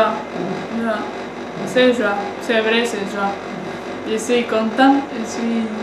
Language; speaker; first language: French; non-native, learner; Spanish